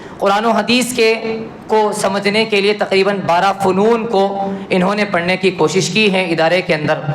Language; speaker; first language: Urdu; native; Urdu